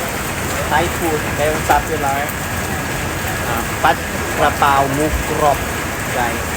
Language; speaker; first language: English; non-native, local second language; Filipino